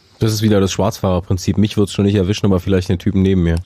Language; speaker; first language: German; native; German